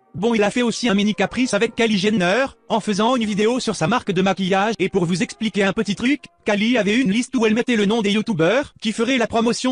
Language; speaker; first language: French; native; French